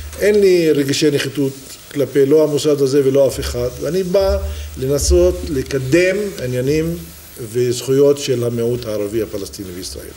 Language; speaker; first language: Hebrew; non-native, local second language; Arabic